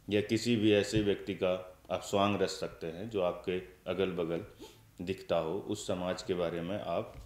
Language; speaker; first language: Hindi; native; Hindi